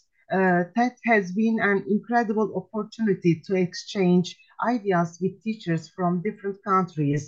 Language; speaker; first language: English; non-native, fluent; Turkish